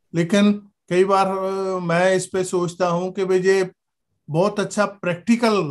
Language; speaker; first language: Hindi; native; Hindi